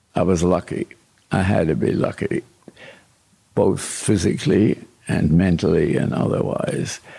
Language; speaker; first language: English; early bilingual, other home language; German